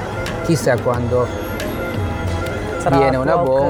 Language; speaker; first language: Italian; non-native, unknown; Bangla